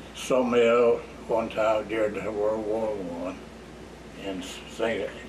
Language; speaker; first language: English; native; English